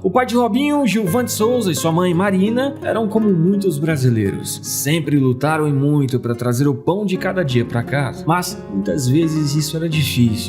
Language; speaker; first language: Portuguese; native; Portuguese